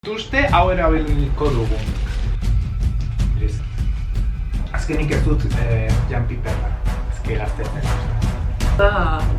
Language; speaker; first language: Basque; non-native, local second language; Spanish